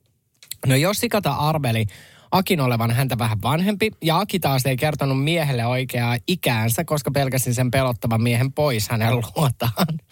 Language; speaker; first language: Finnish; native; Finnish